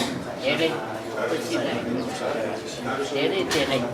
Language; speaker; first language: Nepali; non-native, local second language; Newari